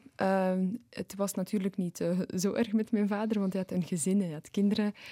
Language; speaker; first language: Dutch; early bilingual, other home language; Polish